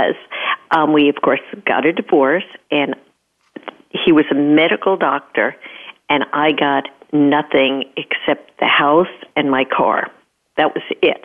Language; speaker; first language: English; native; English